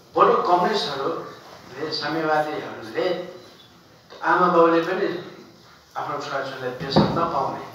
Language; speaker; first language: Nepali; non-native, local second language; Newari